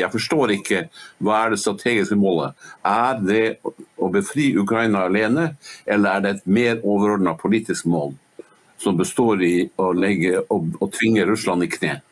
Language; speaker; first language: Norwegian; native; Norwegian